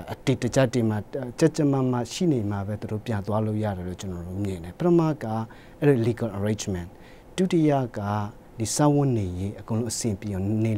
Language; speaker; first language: Burmese; non-native, local second language; Hakha Chin